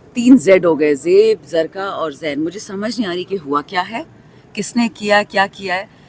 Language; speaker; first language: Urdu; non-native, local second language; Pashto